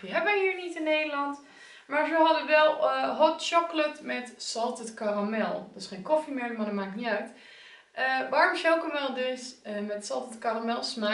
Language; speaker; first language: Dutch; native; Dutch